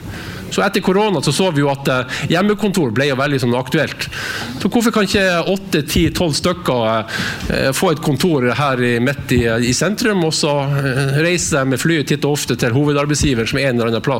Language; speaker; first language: Norwegian; native; Norwegian